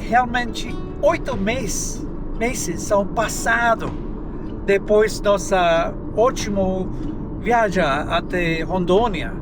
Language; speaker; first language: Portuguese; non-native, learner; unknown